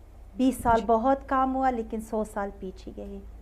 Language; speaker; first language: Hindi; non-native, learner; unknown